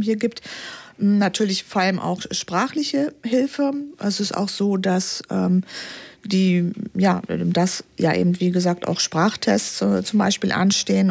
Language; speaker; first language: German; native; German